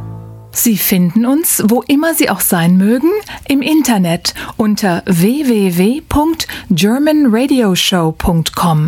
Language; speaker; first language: German; native; German